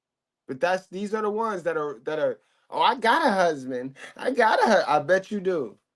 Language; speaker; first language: English; native; English